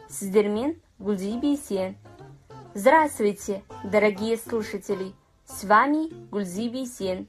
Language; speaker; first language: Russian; non-native, fluent; Kazakh